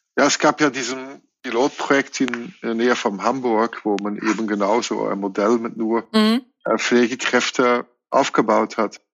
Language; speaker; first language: German; non-native, fluent; Dutch